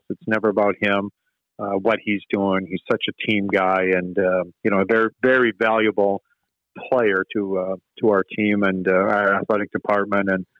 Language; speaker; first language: English; native; English